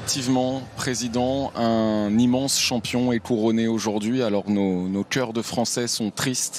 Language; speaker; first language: French; native; French